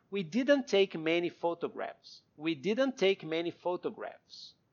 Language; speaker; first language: English; non-native, fluent; Portuguese